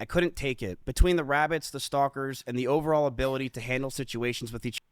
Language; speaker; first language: English; native; English